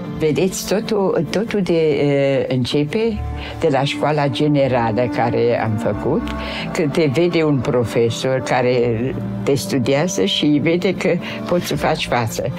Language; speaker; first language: Romanian; non-native, local second language; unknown